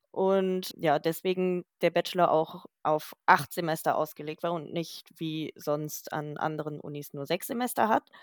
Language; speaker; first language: German; native; German